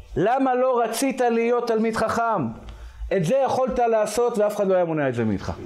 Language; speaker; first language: Hebrew; native; Hebrew